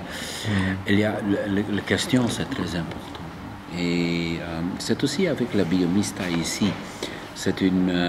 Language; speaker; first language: French; non-native, local second language; Dutch